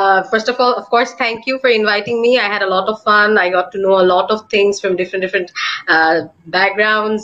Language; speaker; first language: English; non-native, local second language; Bangla